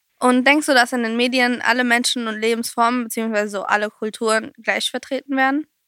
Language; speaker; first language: German; native; German